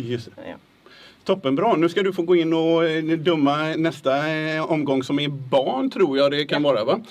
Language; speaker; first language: Swedish; native; Swedish